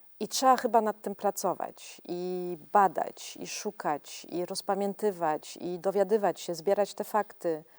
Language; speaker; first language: Polish; early bilingual, heritage; Polish